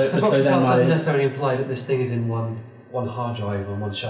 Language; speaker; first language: English; native; English